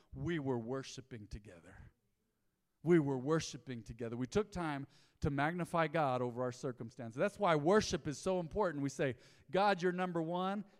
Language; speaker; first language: English; native; English